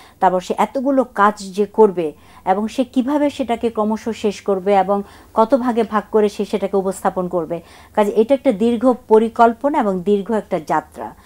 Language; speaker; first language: Bangla; non-native, local second language; Chakma